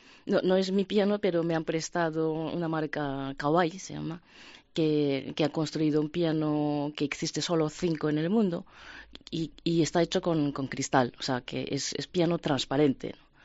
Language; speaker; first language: Spanish; non-native, fluent; Japanese